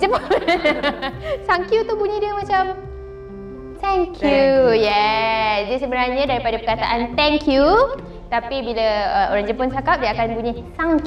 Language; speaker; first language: Malay; native; Malay